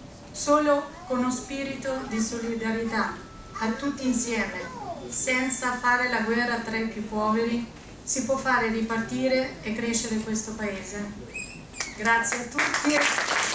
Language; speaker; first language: Italian; non-native, fluent; Albanian